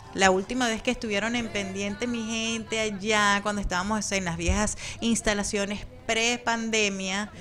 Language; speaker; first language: Spanish; native; Spanish